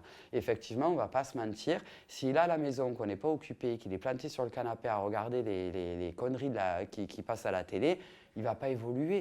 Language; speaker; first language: French; native; French